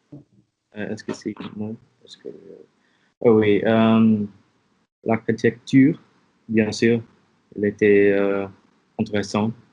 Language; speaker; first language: French; non-native, learner; English